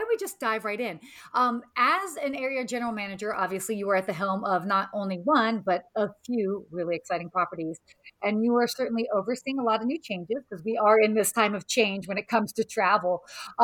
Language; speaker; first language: English; native; English